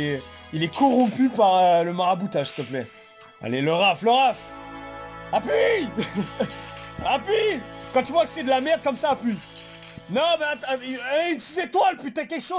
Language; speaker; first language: French; native; French